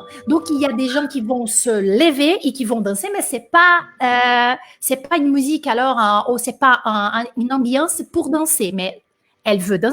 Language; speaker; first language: French; non-native, fluent; Portuguese